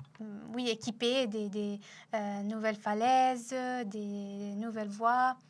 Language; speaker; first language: French; non-native, fluent; Italian